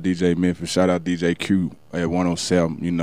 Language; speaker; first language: English; native; English